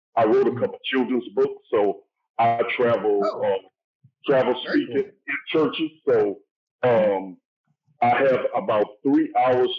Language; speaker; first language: English; native; English